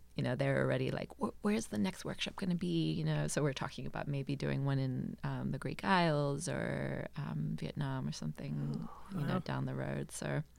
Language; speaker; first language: English; native; English